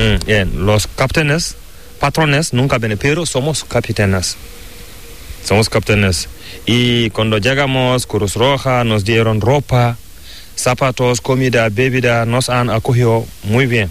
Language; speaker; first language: Spanish; non-native, learner; Fula